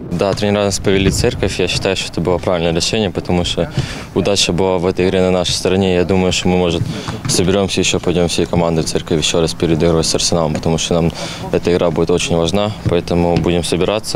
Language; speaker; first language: Russian; native; Russian